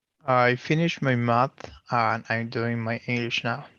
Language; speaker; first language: English; non-native, learner; Portuguese